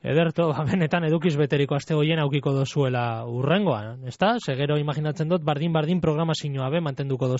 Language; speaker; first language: Basque; native; Basque